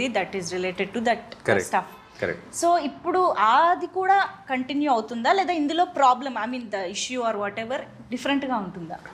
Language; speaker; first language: Telugu; native; Telugu